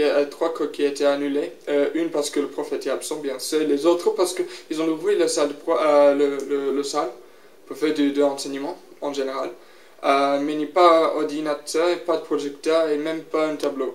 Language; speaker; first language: French; non-native, learner; English